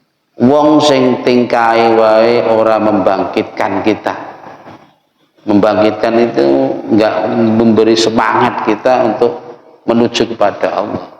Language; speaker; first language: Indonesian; non-native, local second language; Javanese